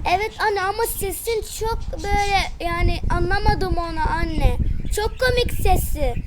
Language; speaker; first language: Turkish; early bilingual, heritage; Turkish